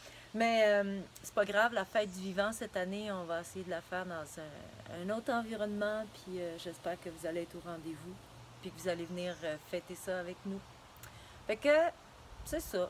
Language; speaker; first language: French; native; French